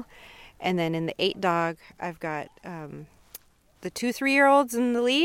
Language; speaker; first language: English; native; English